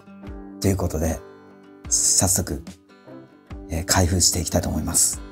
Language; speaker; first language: Japanese; native; Japanese